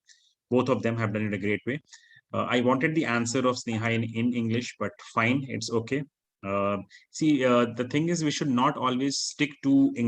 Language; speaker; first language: English; non-native, fluent; Hindi